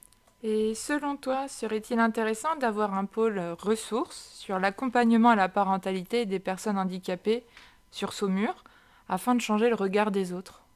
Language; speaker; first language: French; native; French